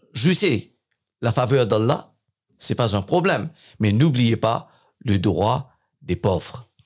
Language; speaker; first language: French; non-native, fluent; English